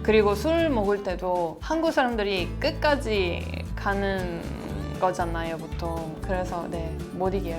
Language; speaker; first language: Korean; non-native, fluent; Italian